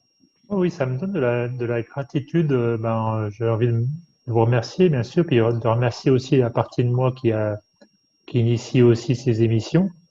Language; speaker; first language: French; native; French